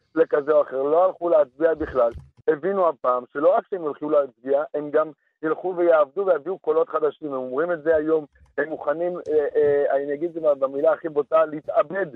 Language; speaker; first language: Hebrew; early bilingual, other home language; Arabic